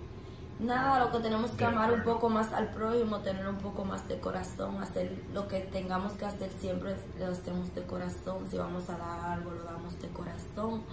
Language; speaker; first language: Spanish; native; Spanish